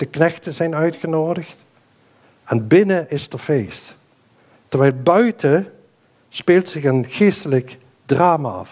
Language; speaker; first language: Dutch; native; Dutch